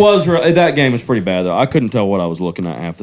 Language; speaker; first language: English; native; English